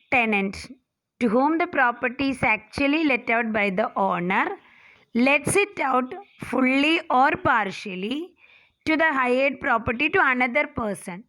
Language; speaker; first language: English; non-native, local second language; Malayalam